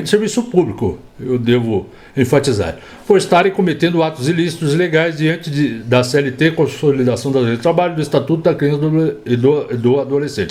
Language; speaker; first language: Portuguese; native; Portuguese